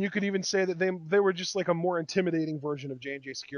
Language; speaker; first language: English; native; English